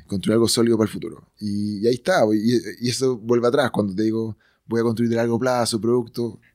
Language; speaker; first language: Spanish; native; Spanish